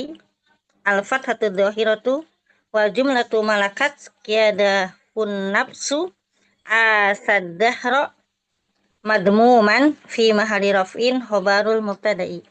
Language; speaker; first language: Arabic; non-native, learner; Indonesian